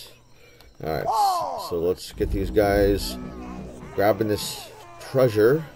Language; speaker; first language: English; native; English